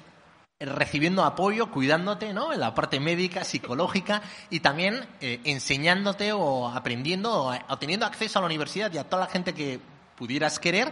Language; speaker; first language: Spanish; native; Spanish